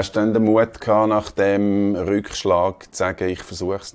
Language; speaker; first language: German; native; German